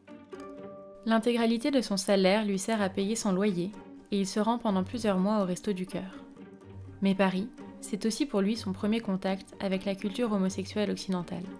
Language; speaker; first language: French; native; French